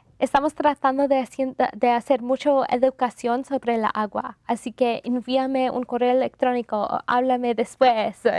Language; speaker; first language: Spanish; non-native, fluent; English